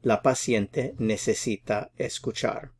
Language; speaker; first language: Spanish; non-native, fluent; English